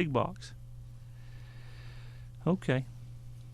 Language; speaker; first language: English; native; English